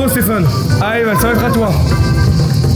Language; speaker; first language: French; native; French